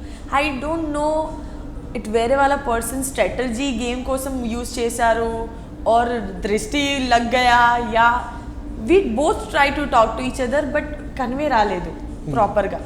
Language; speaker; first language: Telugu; non-native, learner; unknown